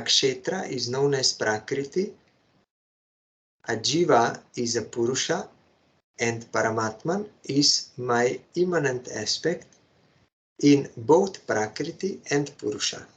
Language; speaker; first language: English; non-native, fluent; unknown